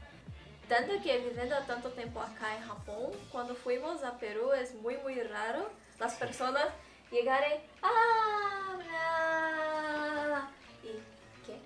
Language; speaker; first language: Spanish; non-native, fluent; Portuguese